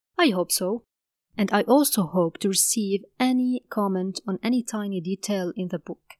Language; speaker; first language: English; non-native, fluent; Arabic